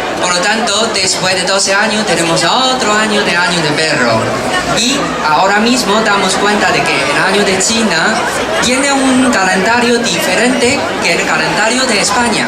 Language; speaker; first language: Spanish; non-native, fluent; Chinese